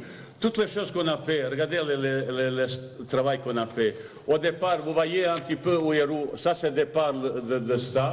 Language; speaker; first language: French; non-native, fluent; Bosnian